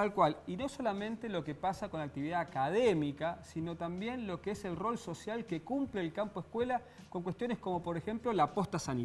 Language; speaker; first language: Spanish; native; Spanish